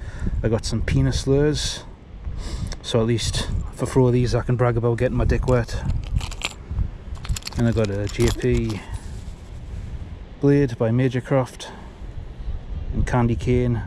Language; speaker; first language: English; native; English